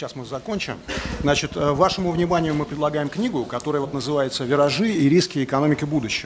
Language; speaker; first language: Russian; native; Russian